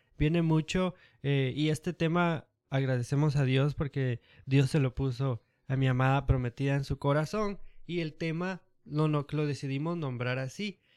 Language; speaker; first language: Spanish; native; Spanish